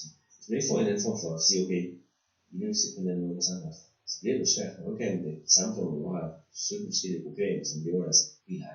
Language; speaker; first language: Danish; native; Danish